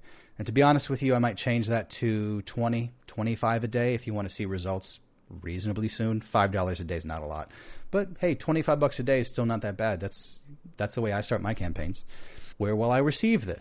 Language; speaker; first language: English; native; English